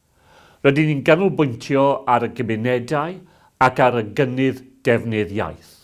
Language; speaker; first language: Welsh; non-native, local second language; English